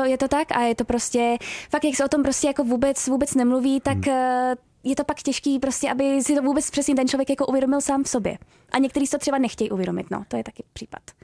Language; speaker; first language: Czech; native; Czech